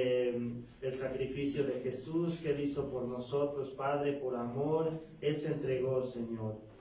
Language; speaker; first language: Spanish; native; Spanish